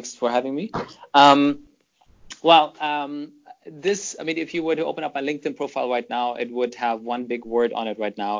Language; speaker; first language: English; non-native, fluent; German